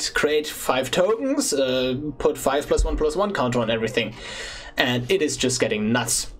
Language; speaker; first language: English; non-native, fluent; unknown